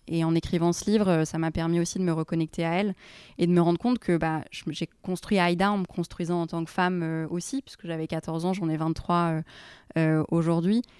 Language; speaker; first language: French; early bilingual, other home language; Arabic